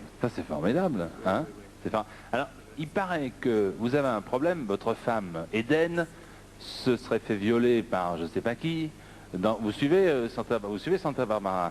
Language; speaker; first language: French; native; French